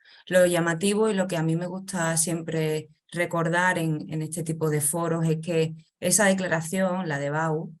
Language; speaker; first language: Spanish; native; Spanish